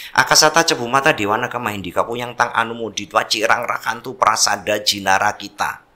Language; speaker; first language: Indonesian; non-native, local second language; Javanese